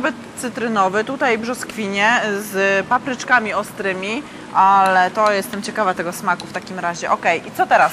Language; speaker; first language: Polish; native; Polish